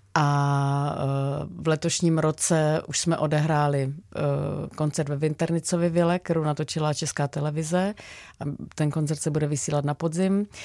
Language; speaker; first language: Czech; native; Czech